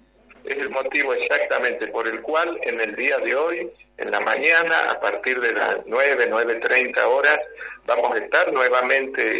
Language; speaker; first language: Spanish; native; Spanish